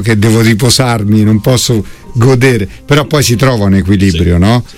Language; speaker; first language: Italian; native; Italian